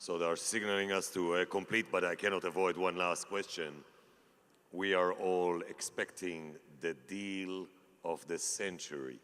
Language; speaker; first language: English; non-native, fluent; Hebrew